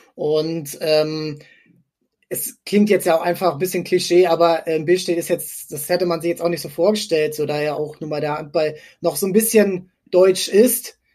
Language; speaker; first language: German; native; German